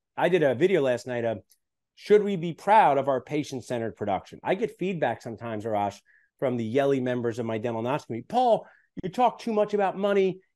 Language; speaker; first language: English; native; English